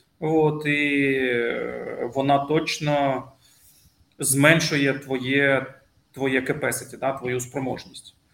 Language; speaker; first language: Ukrainian; non-native, local second language; Russian